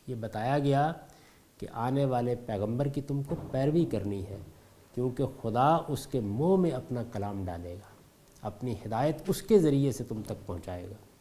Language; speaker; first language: Urdu; native; Urdu